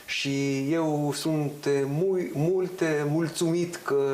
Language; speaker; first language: Romanian; early bilingual, heritage; Hebrew